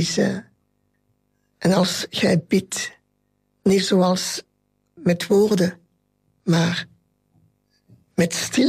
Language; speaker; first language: Dutch; non-native, local second language; French